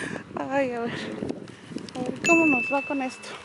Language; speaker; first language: Spanish; native; Spanish